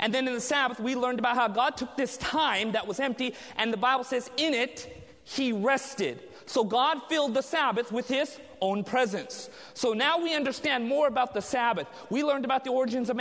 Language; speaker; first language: English; native; English